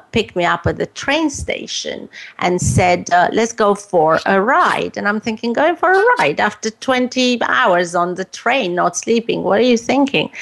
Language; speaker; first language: English; non-native, fluent; Romanian